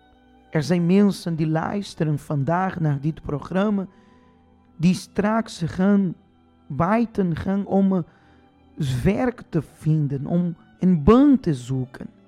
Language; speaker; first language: Dutch; non-native, fluent; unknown